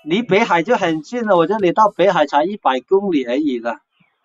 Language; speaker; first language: Chinese; native; Chinese